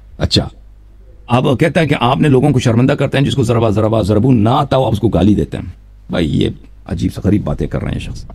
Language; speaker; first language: Urdu; non-native, fluent; Persian